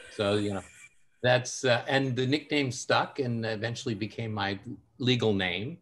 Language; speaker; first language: English; native; English